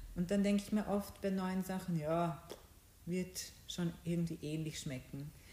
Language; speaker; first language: German; early bilingual, other home language; Bosnian